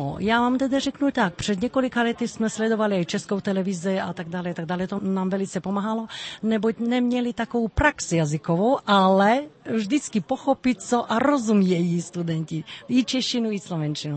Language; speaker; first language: Czech; non-native, fluent; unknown